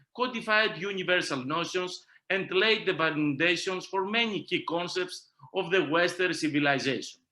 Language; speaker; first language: English; non-native, fluent; Greek